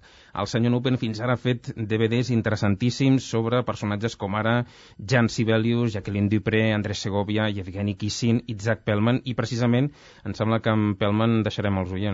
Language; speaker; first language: Catalan; native; Catalan